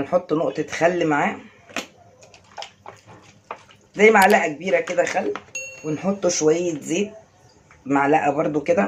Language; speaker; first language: Arabic; native; Arabic